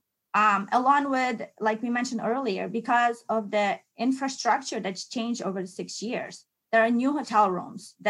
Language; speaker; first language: English; non-native, fluent; Ukrainian